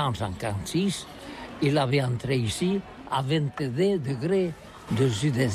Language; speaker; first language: French; non-native, learner; Catalan